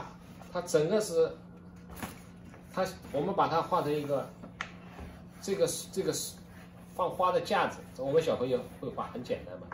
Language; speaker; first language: Chinese; native; Chinese